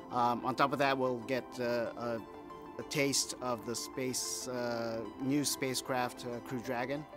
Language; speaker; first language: English; non-native, fluent; Japanese